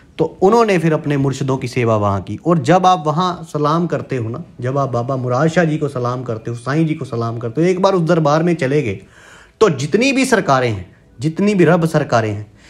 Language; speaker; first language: Hindi; non-native, local second language; Punjabi